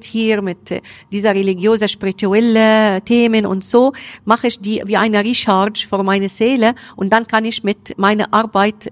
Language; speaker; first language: German; non-native, learner; Arabic